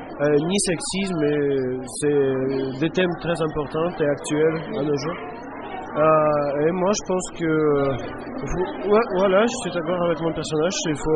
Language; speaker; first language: French; non-native, fluent; Russian